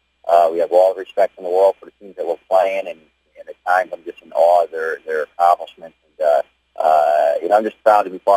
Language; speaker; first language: English; native; English